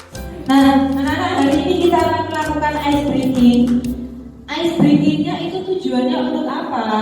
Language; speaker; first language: Indonesian; native; Indonesian